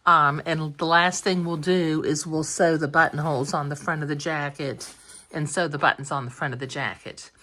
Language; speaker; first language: English; native; English